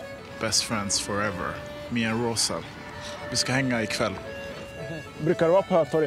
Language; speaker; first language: Swedish; native; Swedish